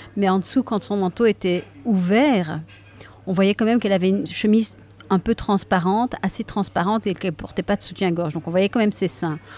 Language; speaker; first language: French; native; French